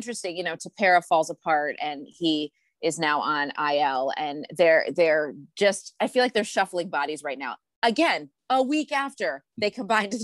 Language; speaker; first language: English; native; English